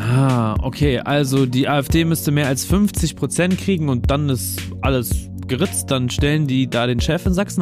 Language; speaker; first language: German; native; German